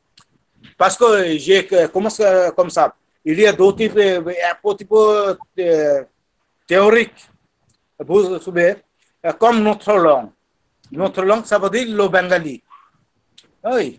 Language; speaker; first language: French; non-native, fluent; Bangla